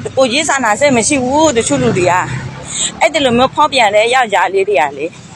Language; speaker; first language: Burmese; non-native, local second language; Karen languages